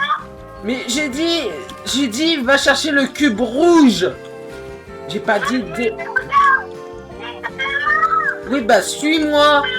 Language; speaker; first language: French; native; French